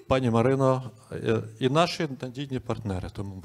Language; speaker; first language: Ukrainian; native; Ukrainian